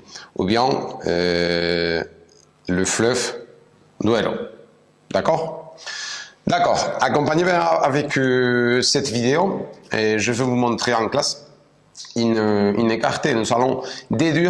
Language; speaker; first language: French; non-native, fluent; Spanish